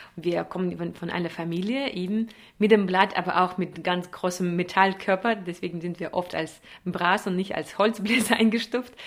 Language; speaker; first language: German; non-native, fluent; Russian